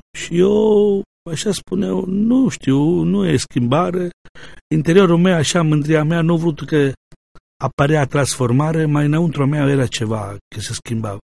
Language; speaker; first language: Romanian; non-native, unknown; Italian